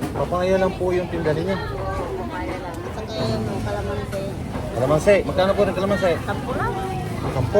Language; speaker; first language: Filipino; native; Filipino